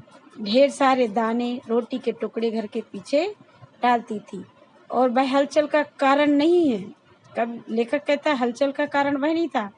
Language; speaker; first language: Hindi; native; Hindi